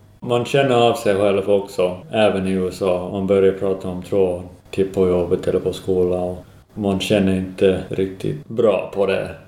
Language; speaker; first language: Swedish; non-native, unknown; English